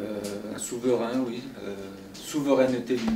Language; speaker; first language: French; native; French